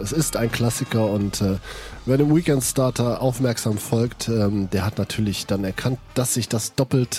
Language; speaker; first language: German; native; German